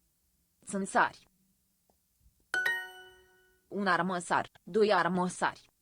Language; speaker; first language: Romanian; non-native, learner; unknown